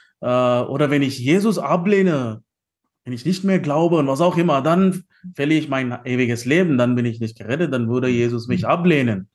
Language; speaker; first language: German; non-native, fluent; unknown